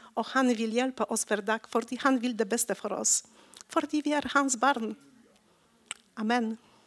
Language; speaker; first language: Norwegian; non-native, learner; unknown